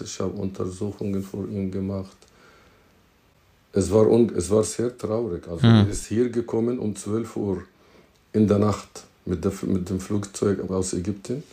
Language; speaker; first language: German; non-native, fluent; Arabic